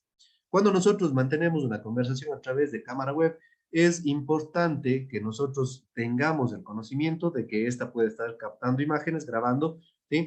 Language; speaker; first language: Spanish; native; Spanish